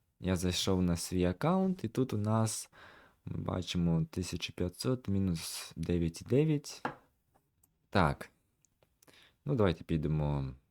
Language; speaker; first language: Ukrainian; native; Ukrainian